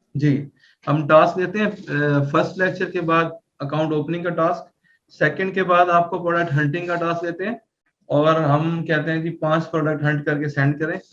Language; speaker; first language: Urdu; non-native, local second language; Punjabi